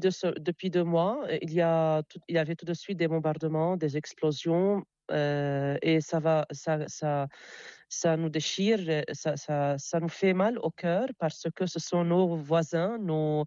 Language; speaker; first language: French; non-native, local second language; Arabic